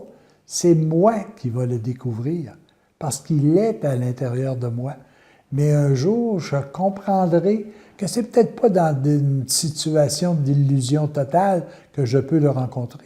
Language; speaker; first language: French; native; French